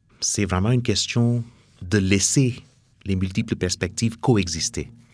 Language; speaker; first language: French; non-native, fluent; English